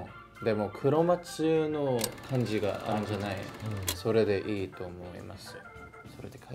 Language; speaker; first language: Japanese; non-native, fluent; Korean